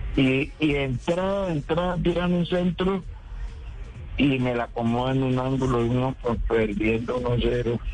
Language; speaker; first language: Spanish; native; Spanish